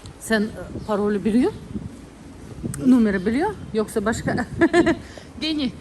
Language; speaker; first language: Turkish; non-native, learner; Russian